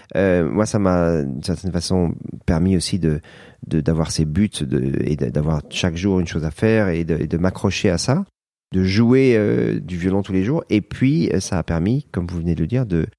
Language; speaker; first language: French; native; French